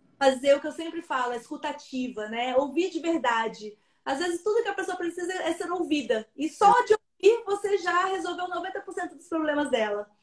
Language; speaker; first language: Portuguese; native; Portuguese